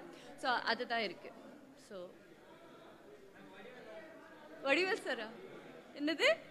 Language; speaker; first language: Tamil; non-native, learner; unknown